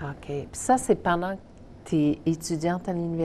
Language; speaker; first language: French; native; French